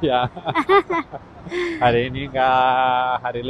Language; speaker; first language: Indonesian; non-native, learner; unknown